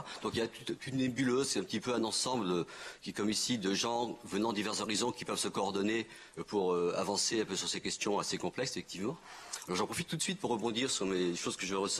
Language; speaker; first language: French; native; French